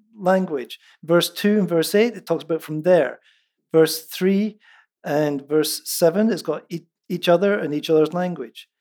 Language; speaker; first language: English; non-native, local second language; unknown